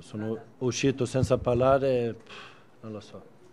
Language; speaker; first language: Italian; non-native, fluent; Swedish